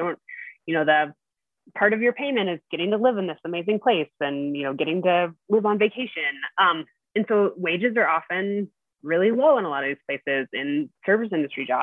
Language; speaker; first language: English; native; English